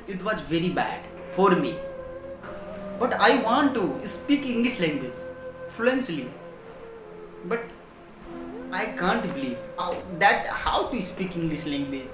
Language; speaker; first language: English; non-native, learner; Hindi